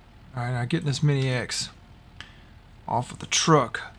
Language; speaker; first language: English; native; English